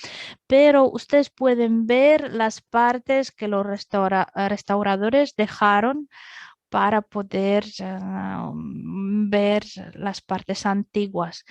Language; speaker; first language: Spanish; non-native, fluent; Russian